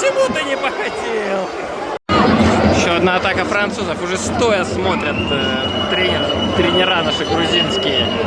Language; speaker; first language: Russian; native; Russian